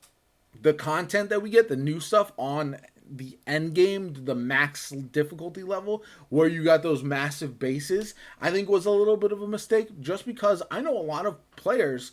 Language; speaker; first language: English; native; English